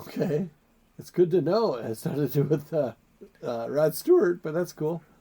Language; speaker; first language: English; native; English